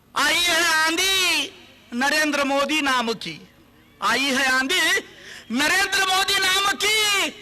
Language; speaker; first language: Hindi; non-native, local second language; Marathi